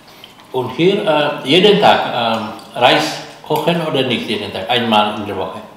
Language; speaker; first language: German; non-native, learner; Indonesian